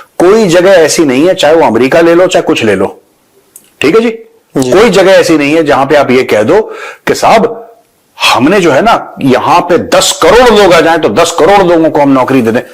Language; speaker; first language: Hindi; native; Hindi